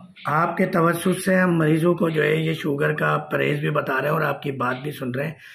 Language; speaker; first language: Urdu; native; Urdu